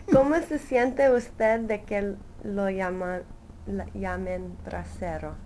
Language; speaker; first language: Spanish; early bilingual, heritage; Spanish